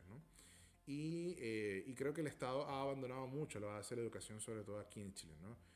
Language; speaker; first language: Spanish; native; Spanish